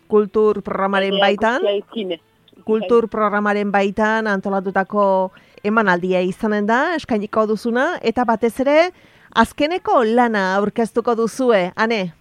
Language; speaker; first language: Basque; native; Basque